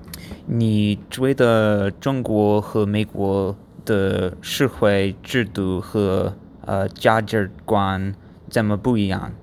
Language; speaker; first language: Chinese; non-native, learner; English